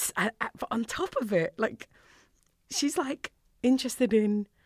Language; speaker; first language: English; native; English